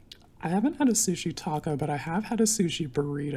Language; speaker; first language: English; native; English